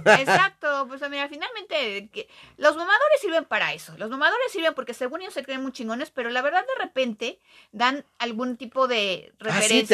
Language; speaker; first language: Spanish; native; Spanish